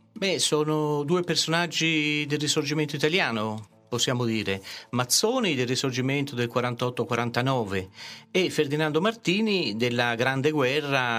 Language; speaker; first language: Italian; native; Italian